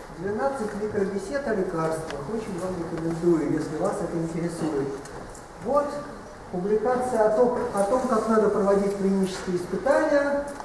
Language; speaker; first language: Russian; native; Russian